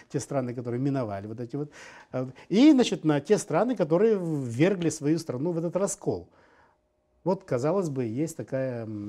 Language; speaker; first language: Russian; native; Russian